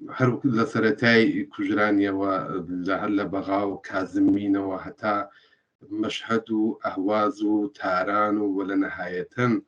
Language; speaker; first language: Central Kurdish; native; Central Kurdish